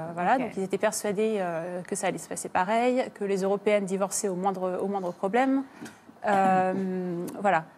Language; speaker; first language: French; native; French